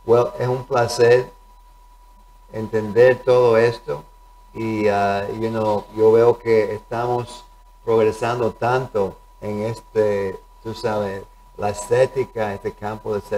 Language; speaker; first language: Spanish; early bilingual, heritage; Spanish